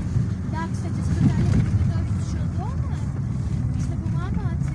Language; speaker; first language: Russian; early bilingual, other home language; Tajik